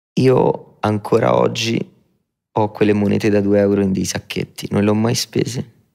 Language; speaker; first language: Italian; native; Italian